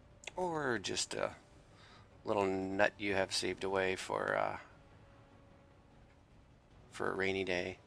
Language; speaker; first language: English; native; English